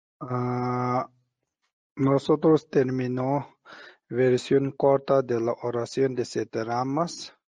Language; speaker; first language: Spanish; non-native, learner; Tibetan